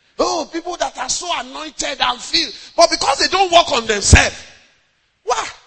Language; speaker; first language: English; non-native, local second language; Yoruba